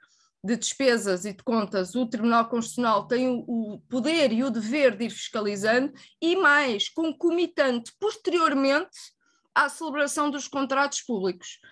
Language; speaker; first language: Portuguese; native; Portuguese